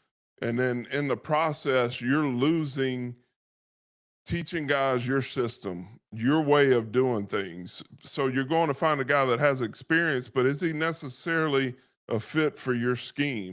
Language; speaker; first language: English; native; English